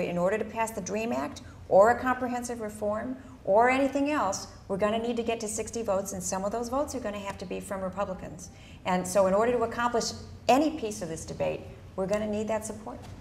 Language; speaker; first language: English; early bilingual, other home language; Spanish